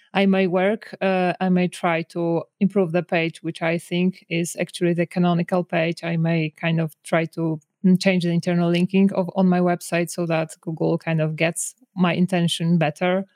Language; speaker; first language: English; non-native, fluent; Polish